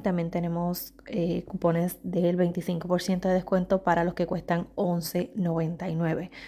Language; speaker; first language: Spanish; native; Spanish